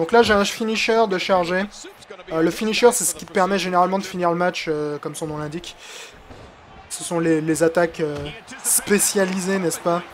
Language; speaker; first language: French; native; French